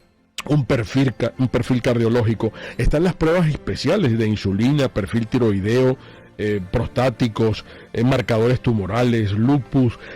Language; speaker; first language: Spanish; native; Spanish